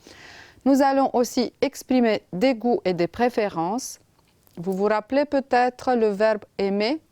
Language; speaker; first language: French; non-native, fluent; Romanian